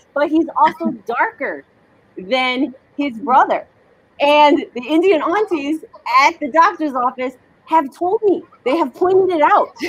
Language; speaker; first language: English; native; English